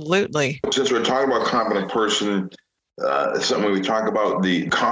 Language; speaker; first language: English; native; English